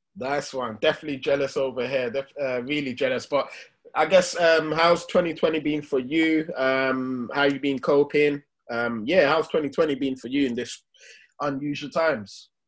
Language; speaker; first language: English; native; English